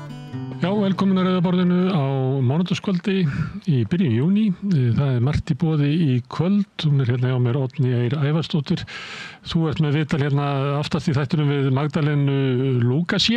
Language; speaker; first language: Icelandic; native; Icelandic